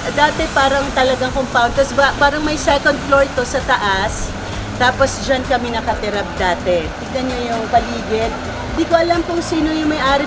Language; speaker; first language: Filipino; non-native, local second language; Waray